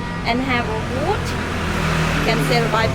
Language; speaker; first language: English; non-native, learner; Thai